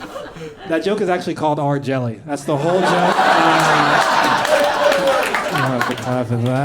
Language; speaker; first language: English; native; English